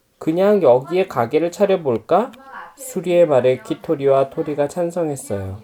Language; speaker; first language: Korean; native; Korean